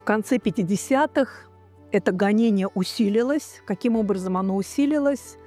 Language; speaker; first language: Russian; native; Russian